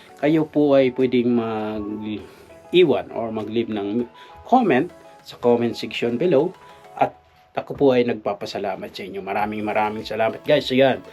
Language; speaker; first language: Filipino; non-native, local second language; Bikol